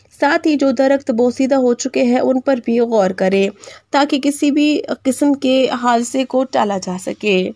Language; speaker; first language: Urdu; non-native, local second language; Kashmiri